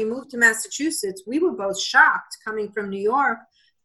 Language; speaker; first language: English; native; English